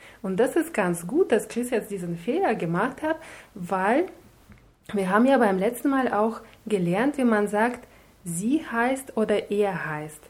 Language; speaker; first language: German; non-native, fluent; Russian